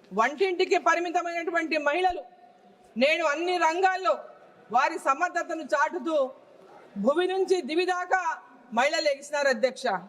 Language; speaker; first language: Telugu; native; Telugu